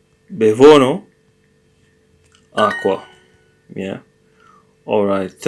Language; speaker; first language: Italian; non-native, learner; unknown